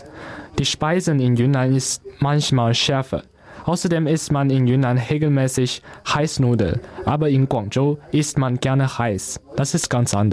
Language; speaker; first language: German; non-native, learner; Chinese